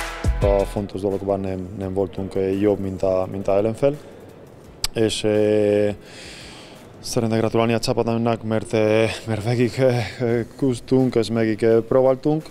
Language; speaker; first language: Hungarian; non-native, learner; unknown